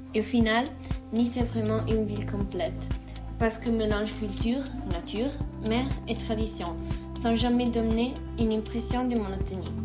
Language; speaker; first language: French; non-native, learner; Italian